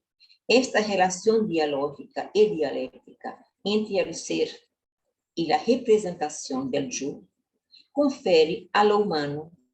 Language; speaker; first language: Spanish; non-native, learner; Portuguese